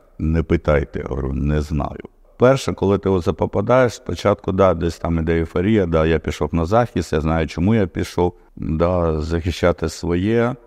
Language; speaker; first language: Ukrainian; non-native, local second language; Russian